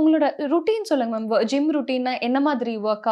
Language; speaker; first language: Tamil; native; Tamil